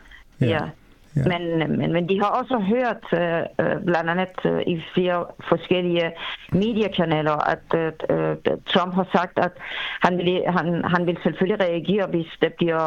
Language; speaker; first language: Danish; non-native, fluent; Persian